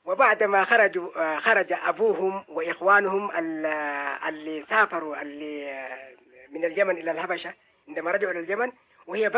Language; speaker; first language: Arabic; non-native, fluent; Oromo